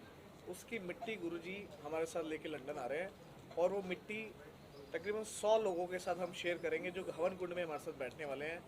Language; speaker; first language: Hindi; native; Hindi